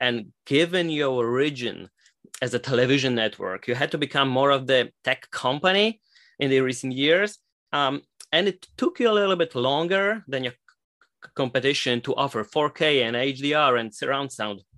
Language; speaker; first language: English; non-native, fluent; Polish